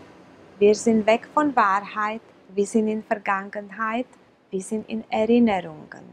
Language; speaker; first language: German; non-native, fluent; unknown